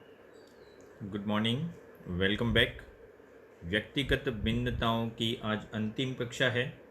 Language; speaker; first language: Hindi; native; Hindi